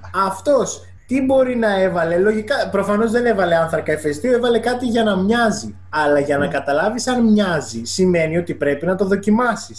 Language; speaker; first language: Greek; native; Greek